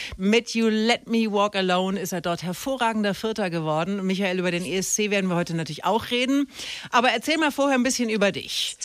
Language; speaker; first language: German; native; German